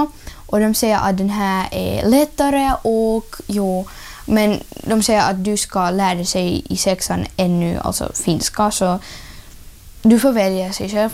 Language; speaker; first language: Swedish; early bilingual, other home language; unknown